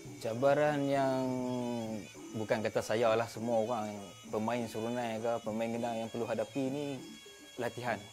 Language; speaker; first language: Malay; native; Malay